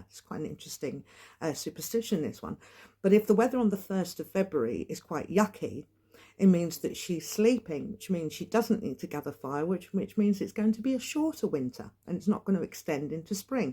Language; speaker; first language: English; native; English